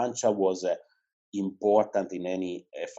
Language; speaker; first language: English; non-native, fluent; Italian